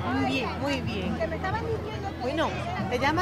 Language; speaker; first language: Spanish; native; Spanish